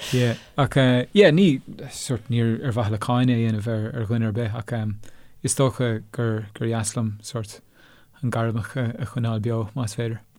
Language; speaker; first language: Irish; non-native, local second language; English